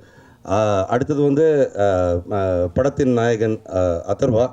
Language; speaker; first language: Tamil; native; Tamil